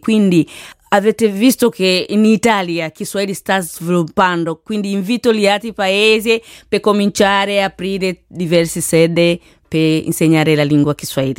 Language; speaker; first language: Italian; non-native, learner; Swahili